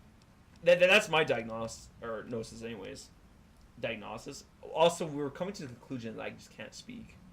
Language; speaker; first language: English; native; English